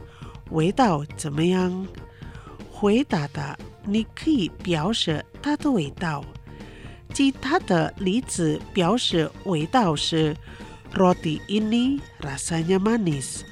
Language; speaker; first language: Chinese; non-native, fluent; Indonesian